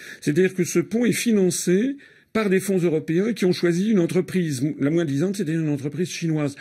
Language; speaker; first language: French; native; French